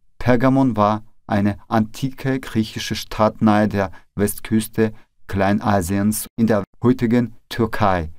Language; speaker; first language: German; non-native, fluent; Russian